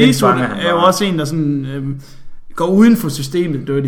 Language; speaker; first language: Danish; native; Danish